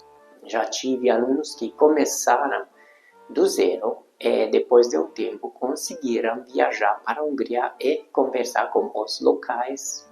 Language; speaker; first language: Portuguese; non-native, fluent; Hungarian